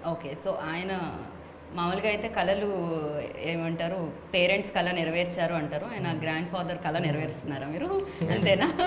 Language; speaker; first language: Telugu; native; Telugu